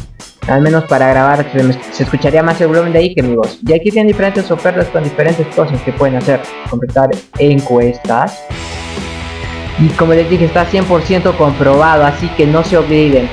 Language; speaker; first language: Spanish; native; Spanish